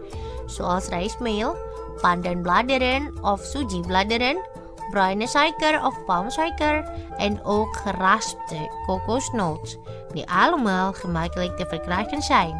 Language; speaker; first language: Dutch; non-native, fluent; Indonesian